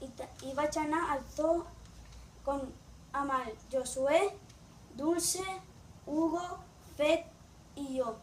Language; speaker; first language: Catalan; non-native, local second language; Spanish